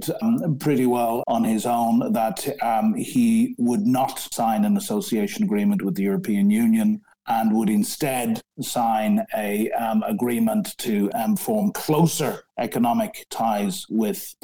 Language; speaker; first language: English; native; English